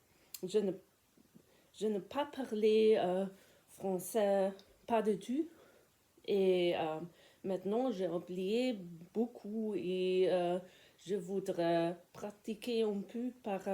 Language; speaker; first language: French; non-native, learner; German